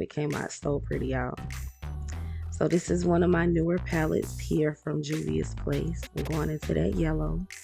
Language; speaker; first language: English; native; English